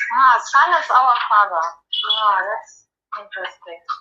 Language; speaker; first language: English; non-native, fluent; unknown